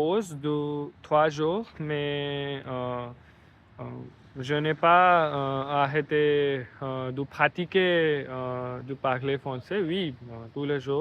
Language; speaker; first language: French; non-native, learner; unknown